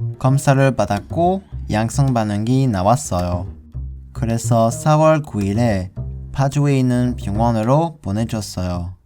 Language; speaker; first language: Korean; non-native, learner; French